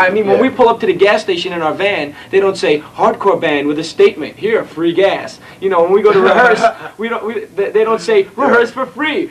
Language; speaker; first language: English; native; English